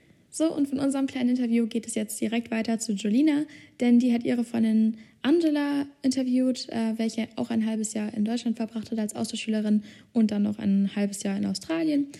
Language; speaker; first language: German; native; German